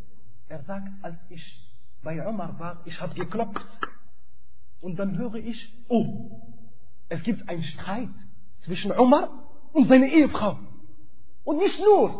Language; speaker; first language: German; non-native, fluent; Arabic